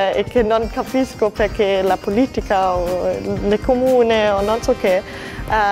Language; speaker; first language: Italian; non-native, learner; German